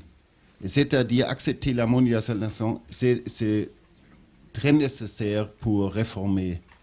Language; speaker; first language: French; non-native, learner; German